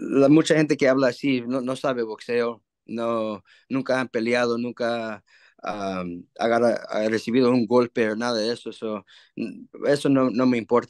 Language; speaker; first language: Spanish; early bilingual, other home language; English